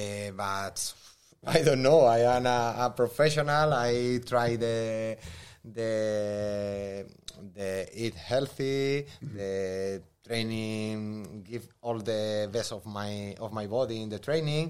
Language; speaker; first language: English; non-native, learner; Spanish